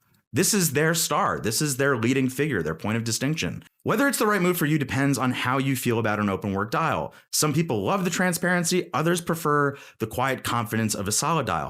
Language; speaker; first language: English; native; English